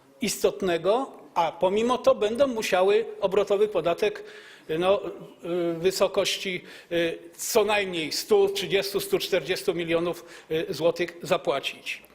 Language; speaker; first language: Polish; native; Polish